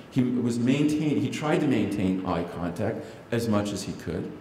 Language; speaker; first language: English; native; English